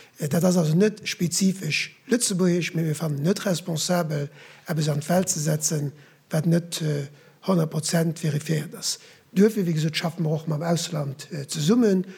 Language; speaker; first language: Luxembourgish; native; Luxembourgish